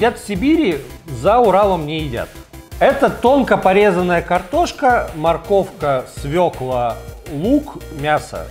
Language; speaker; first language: Russian; native; Russian